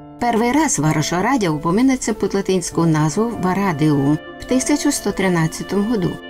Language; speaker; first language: Ukrainian; native; Ukrainian